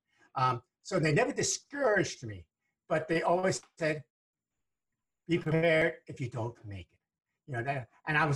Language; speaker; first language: English; early bilingual, other home language; Spanish